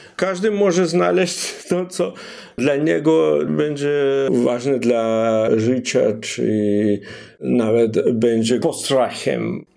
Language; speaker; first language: Polish; non-native, fluent; Russian